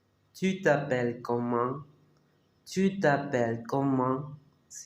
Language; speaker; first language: French; non-native, fluent; Spanish